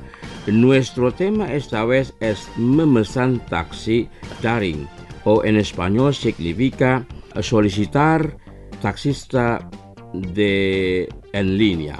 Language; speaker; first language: Spanish; non-native, fluent; Indonesian